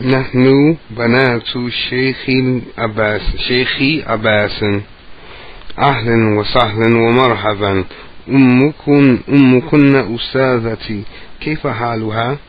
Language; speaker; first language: Arabic; non-native, fluent; English